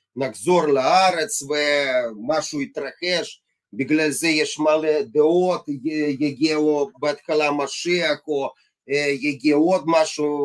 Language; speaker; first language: Hebrew; non-native, fluent; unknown